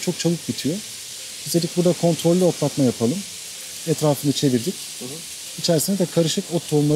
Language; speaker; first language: Turkish; native; Turkish